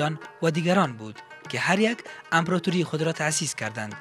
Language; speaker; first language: Persian; native; Persian